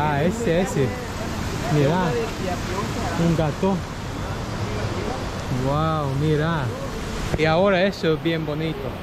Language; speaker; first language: Spanish; non-native, learner; English